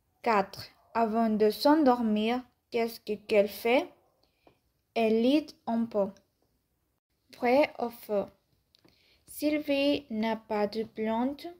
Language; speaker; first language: French; non-native, learner; Spanish